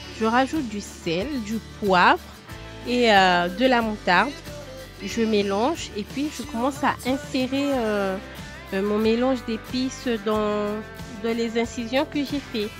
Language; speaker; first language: French; non-native, local second language; Lingala